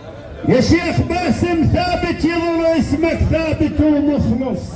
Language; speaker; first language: Arabic; native; Arabic